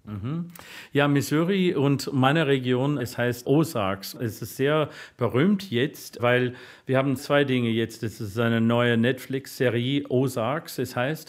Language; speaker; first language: German; non-native, learner; English